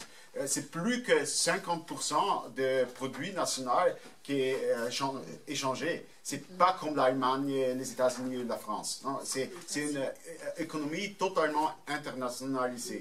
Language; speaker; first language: French; non-native, fluent; German